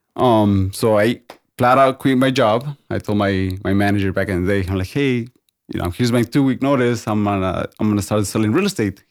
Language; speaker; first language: English; non-native, fluent; Spanish